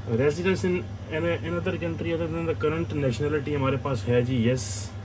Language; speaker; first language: Urdu; non-native, local second language; Punjabi